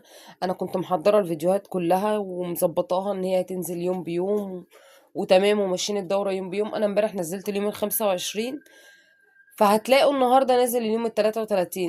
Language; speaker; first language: Arabic; native; Arabic